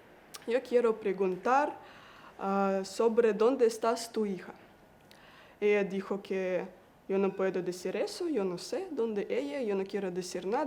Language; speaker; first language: Spanish; non-native, learner; Russian